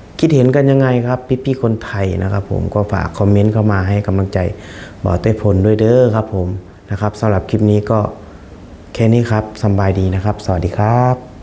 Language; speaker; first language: Thai; non-native, fluent; Khmer